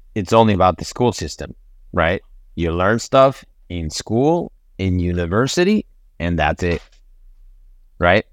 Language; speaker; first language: English; non-native, fluent; Spanish